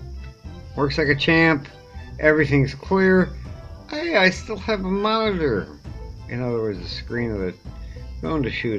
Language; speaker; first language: English; native; English